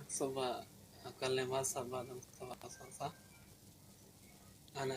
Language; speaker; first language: Arabic; non-native, learner; Oromo